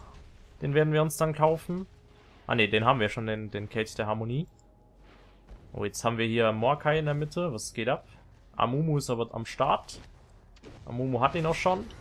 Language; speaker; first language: German; native; German